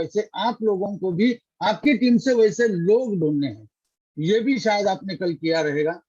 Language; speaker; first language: Hindi; non-native, local second language; Marathi